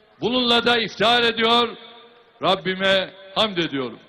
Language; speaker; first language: Turkish; native; Turkish